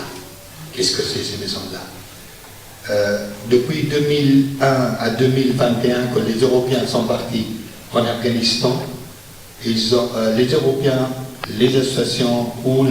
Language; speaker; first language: French; non-native, fluent; Persian